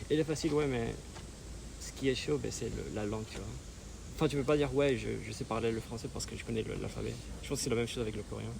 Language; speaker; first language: French; early bilingual, other home language; Spanish